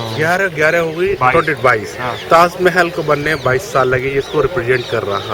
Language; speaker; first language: Hindi; native; Hindi